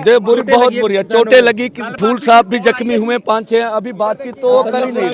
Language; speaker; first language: Hindi; non-native, local second language; Punjabi